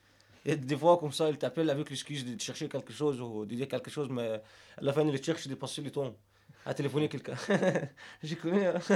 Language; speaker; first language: French; non-native, learner; Arabic